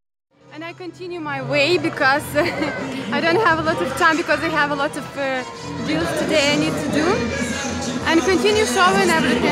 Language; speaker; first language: English; non-native, fluent; Ukrainian